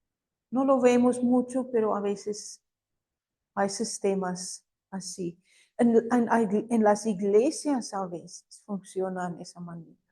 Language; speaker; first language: Spanish; non-native, fluent; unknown